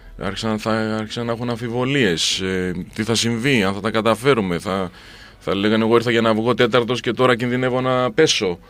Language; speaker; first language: Greek; native; Greek